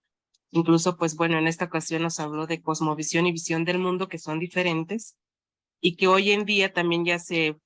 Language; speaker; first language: Spanish; native; Spanish